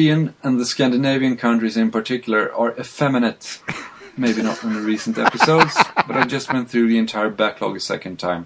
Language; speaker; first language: English; non-native, fluent; Swedish